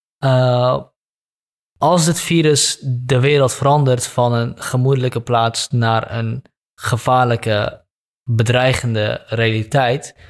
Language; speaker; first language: Dutch; native; Dutch